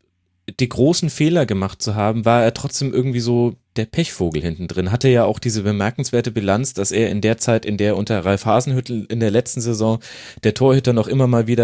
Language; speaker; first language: German; native; German